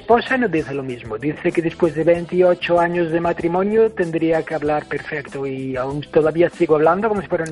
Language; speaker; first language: Spanish; non-native, fluent; English